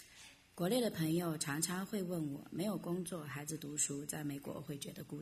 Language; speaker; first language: Chinese; native; Chinese